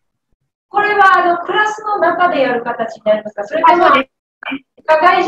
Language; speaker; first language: Japanese; native; Japanese